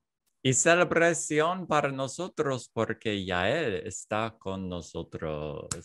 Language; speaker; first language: Spanish; non-native, fluent; English